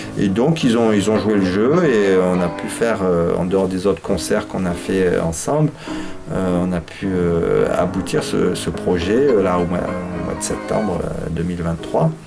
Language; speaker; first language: French; native; French